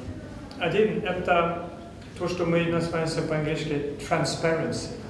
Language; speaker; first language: Russian; non-native, fluent; Swedish